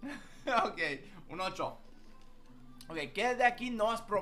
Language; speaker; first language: Spanish; early bilingual, heritage; Spanish